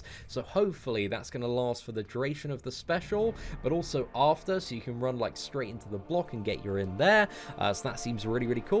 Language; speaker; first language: English; native; English